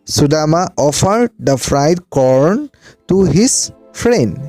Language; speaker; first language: English; non-native, local second language; Assamese